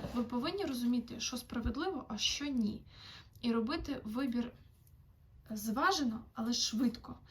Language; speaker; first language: Ukrainian; non-native, local second language; Russian